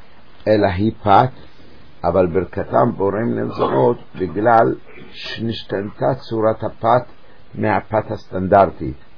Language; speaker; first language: Hebrew; native; Hebrew